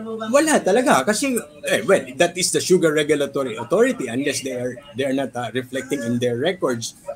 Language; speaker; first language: English; non-native, local second language; Filipino